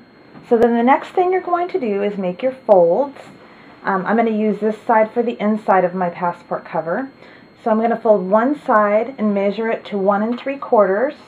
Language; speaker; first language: English; native; English